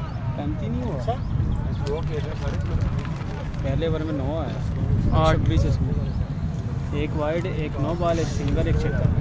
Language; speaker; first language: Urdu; non-native, local second language; Punjabi